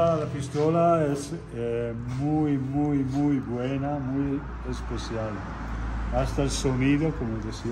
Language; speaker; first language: Spanish; non-native, fluent; Italian